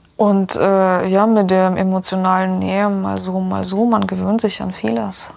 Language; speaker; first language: German; non-native, fluent; Ukrainian